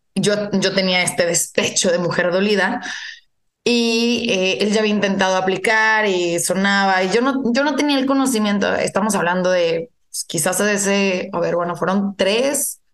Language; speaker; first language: Spanish; native; Spanish